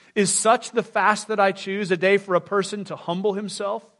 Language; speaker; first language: English; native; English